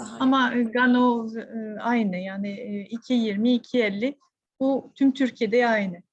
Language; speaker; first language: Turkish; non-native, fluent; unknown